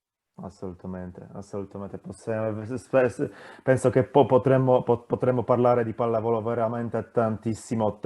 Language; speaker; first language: Italian; non-native, fluent; Polish